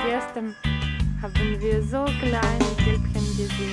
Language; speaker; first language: German; non-native, learner; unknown